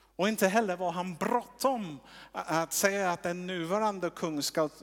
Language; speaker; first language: Swedish; non-native, fluent; English